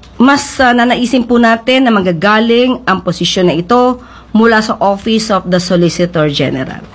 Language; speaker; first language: Filipino; native; Filipino